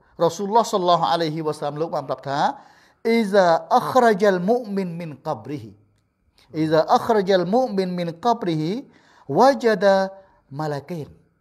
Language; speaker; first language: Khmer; non-native, local second language; Eastern Cham